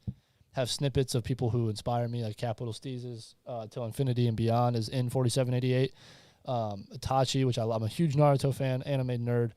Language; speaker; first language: English; native; English